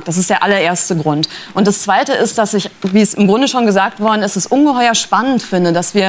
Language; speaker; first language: German; native; German